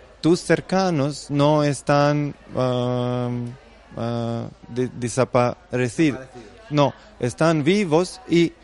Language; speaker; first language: Spanish; non-native, fluent; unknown